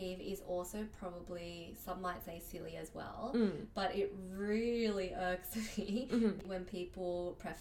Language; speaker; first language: English; non-native, local second language; Cantonese